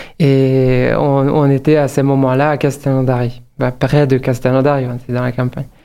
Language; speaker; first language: French; non-native, fluent; Hungarian